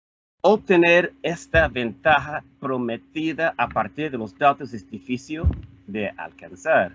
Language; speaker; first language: Spanish; non-native, fluent; English